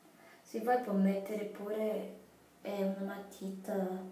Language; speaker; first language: Italian; non-native, fluent; Portuguese